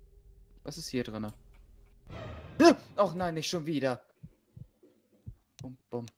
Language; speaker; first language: German; native; German